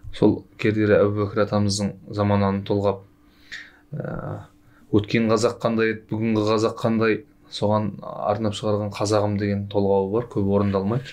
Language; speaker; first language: Kazakh; native; Kazakh